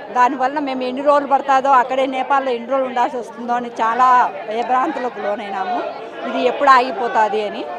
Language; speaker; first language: Telugu; native; Telugu